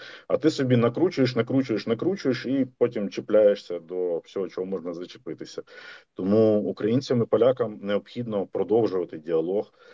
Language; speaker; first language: Ukrainian; native; Ukrainian